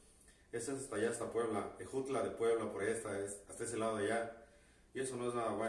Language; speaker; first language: Spanish; native; Spanish